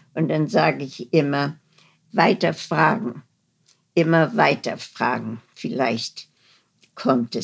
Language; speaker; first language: German; early bilingual, heritage; German